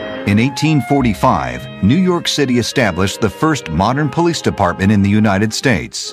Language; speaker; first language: English; native; English